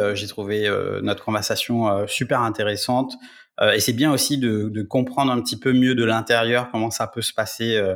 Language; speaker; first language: French; native; French